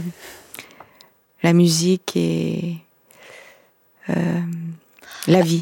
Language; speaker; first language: French; non-native, fluent; Korean